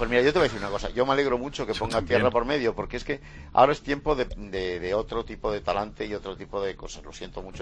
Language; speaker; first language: Spanish; native; Spanish